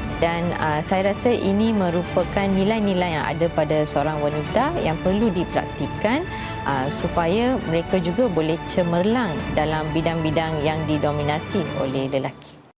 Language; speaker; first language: Malay; non-native, local second language; Tamil